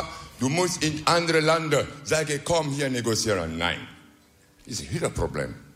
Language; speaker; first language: Dutch; non-native, learner; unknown